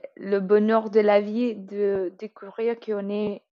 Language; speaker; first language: French; non-native, fluent; Spanish